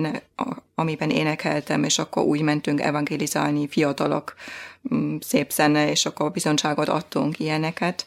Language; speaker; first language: Hungarian; non-native, fluent; German